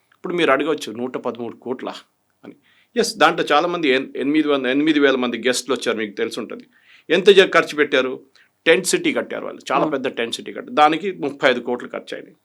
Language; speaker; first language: Telugu; non-native, fluent; Malayalam